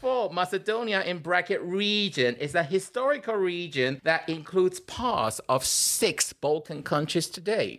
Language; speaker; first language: English; non-native, fluent; Chinese